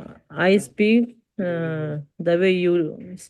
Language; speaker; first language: English; non-native, learner; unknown